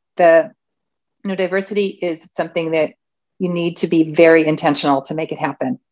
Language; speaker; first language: English; native; English